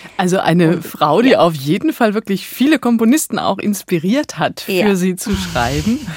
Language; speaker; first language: German; native; German